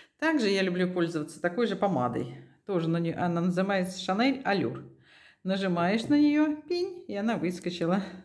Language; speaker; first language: Russian; native; Russian